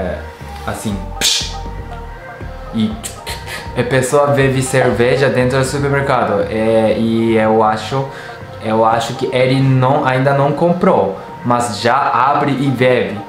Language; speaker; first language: Portuguese; non-native, learner; Japanese